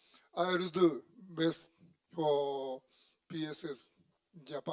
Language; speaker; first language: English; non-native, learner; Japanese